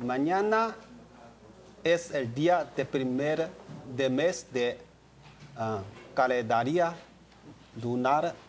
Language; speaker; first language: Spanish; non-native, learner; Chinese